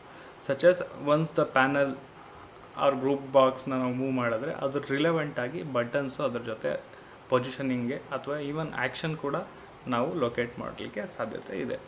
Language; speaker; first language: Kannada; native; Kannada